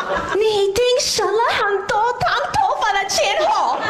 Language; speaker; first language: Chinese; non-native, fluent; English